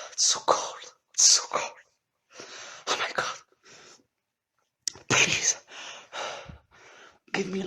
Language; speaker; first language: English; non-native, learner; French